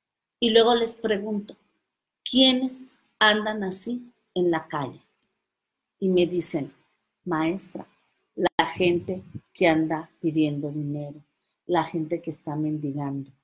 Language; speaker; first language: Spanish; native; Spanish